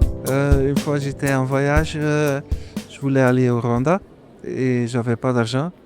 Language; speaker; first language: French; non-native, fluent; Dutch